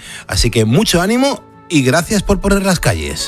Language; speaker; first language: Spanish; native; Spanish